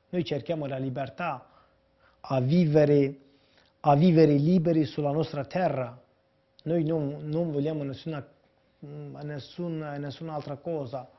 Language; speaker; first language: Italian; non-native, fluent; Kurdish